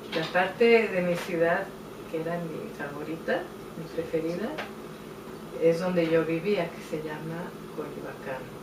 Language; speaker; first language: Spanish; native; Spanish